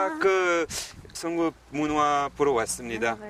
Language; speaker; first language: Korean; non-native, fluent; French